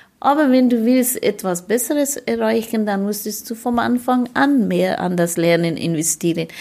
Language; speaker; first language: German; non-native, fluent; Persian